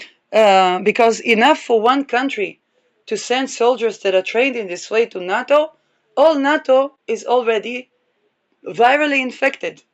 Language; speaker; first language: English; non-native, fluent; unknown